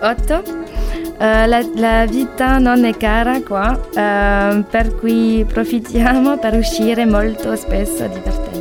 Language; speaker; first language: Italian; non-native, learner; French